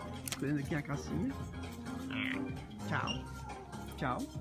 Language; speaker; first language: Portuguese; native; Portuguese